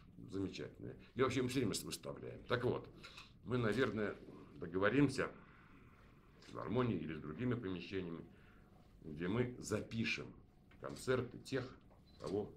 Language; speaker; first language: Russian; native; Russian